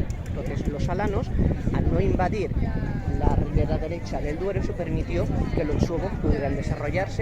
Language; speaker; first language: Spanish; native; Spanish